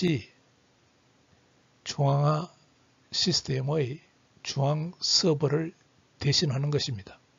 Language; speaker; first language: Korean; native; Korean